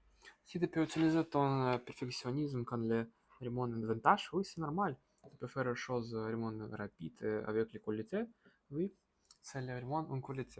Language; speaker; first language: French; non-native, learner; Russian